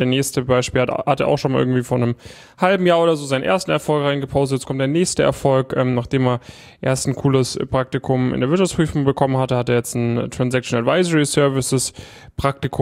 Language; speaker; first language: German; native; German